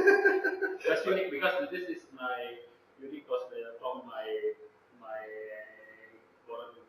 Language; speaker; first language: English; non-native, learner; Indonesian